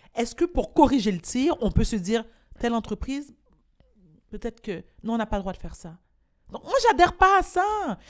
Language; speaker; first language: French; native; French